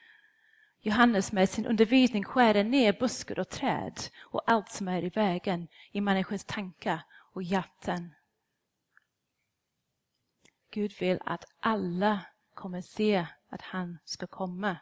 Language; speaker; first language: Swedish; non-native, fluent; English